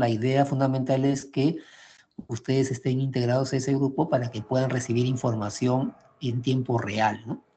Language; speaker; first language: Spanish; native; Spanish